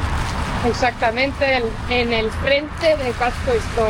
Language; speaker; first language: Spanish; non-native, fluent; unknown